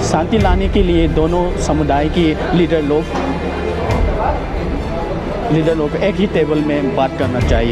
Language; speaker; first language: Hindi; non-native, learner; Manipuri